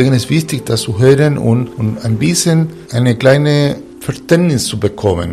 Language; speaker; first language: German; non-native, fluent; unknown